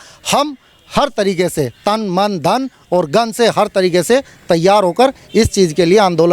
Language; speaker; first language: Hindi; native; Hindi